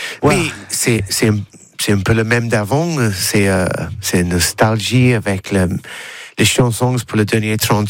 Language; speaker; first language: French; non-native, learner; English